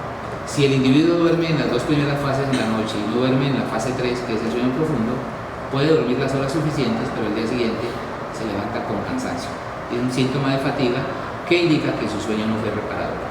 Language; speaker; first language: Spanish; native; Spanish